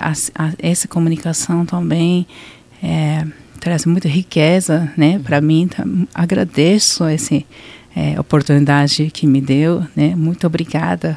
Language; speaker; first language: Portuguese; non-native, learner; Japanese